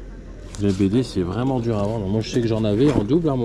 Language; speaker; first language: French; native; French